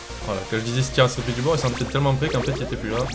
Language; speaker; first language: French; native; French